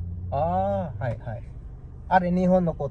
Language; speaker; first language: Japanese; non-native, learner; Filipino